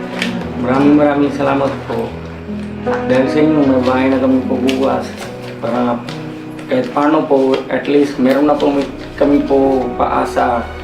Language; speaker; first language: Filipino; non-native, learner; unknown